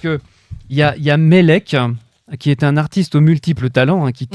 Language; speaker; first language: French; native; French